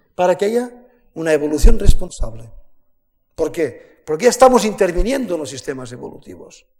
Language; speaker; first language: Spanish; native; Spanish